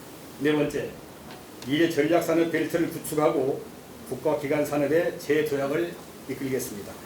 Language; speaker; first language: Korean; native; Korean